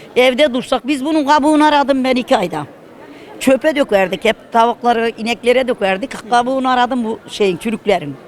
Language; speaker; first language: Turkish; native; Turkish